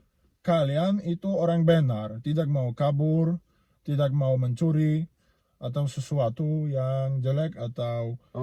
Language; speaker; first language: Indonesian; non-native, learner; Polish